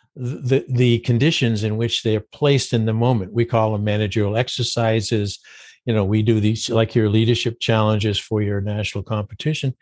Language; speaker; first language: English; native; English